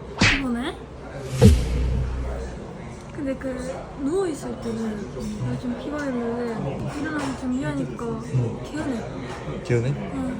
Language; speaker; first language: Korean; non-native, fluent; Japanese